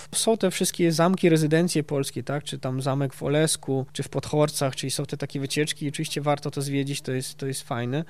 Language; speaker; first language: Polish; early bilingual, heritage; Polish